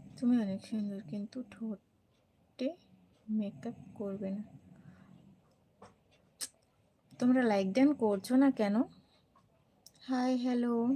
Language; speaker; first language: Hindi; non-native, local second language; Bangla